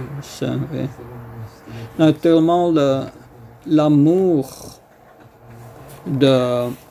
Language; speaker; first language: French; non-native, fluent; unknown